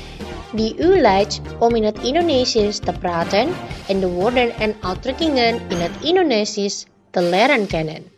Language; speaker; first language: Dutch; non-native, fluent; Indonesian